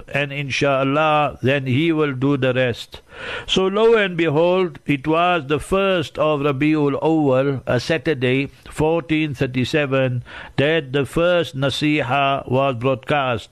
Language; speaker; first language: English; native; English